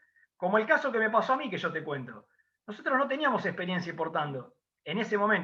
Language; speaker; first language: Spanish; native; Spanish